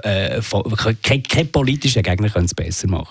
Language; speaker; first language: German; native; German